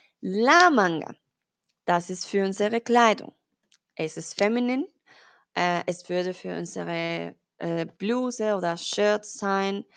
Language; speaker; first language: German; non-native, learner; Spanish